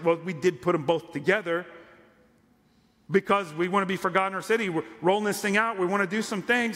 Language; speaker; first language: English; native; English